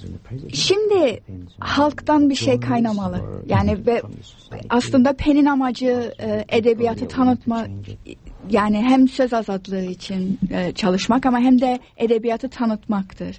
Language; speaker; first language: Turkish; non-native, fluent; English